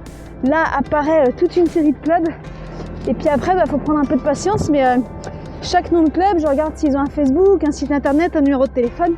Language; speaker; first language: French; native; French